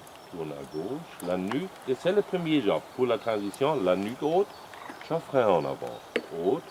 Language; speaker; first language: French; non-native, learner; German